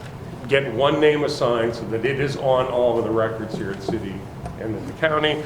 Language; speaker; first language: English; native; English